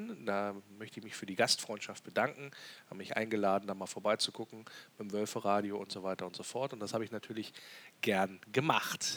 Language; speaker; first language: German; native; German